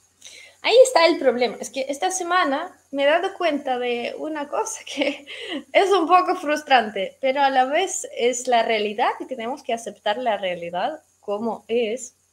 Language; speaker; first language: Spanish; non-native, fluent; Russian